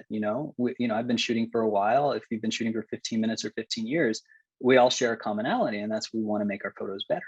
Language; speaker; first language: English; native; English